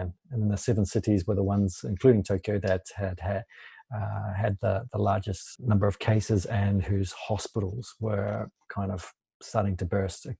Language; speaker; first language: English; native; English